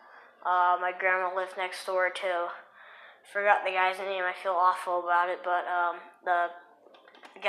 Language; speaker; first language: English; native; English